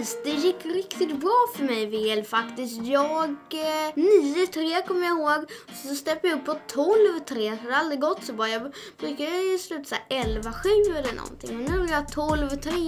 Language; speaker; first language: Swedish; native; Swedish